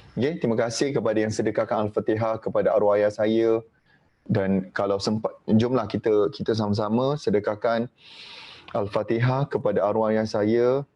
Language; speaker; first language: Malay; native; Malay